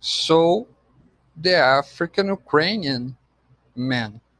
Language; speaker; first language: English; non-native, fluent; Portuguese